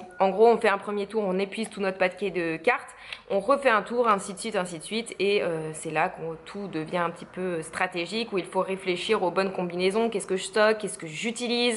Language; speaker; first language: French; native; French